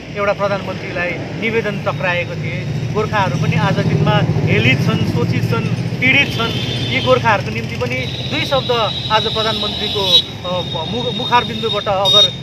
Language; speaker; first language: Nepali; native; Nepali